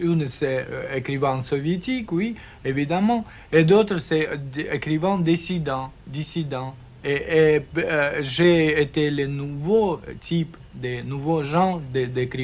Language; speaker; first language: French; non-native, learner; Russian